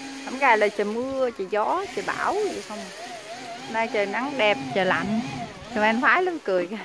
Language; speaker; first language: Vietnamese; native; Vietnamese